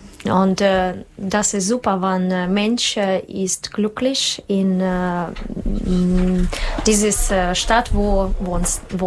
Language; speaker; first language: German; non-native, learner; Russian